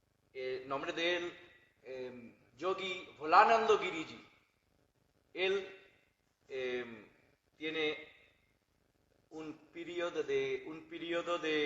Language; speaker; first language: Spanish; non-native, learner; Bangla